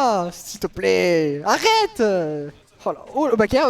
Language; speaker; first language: French; native; French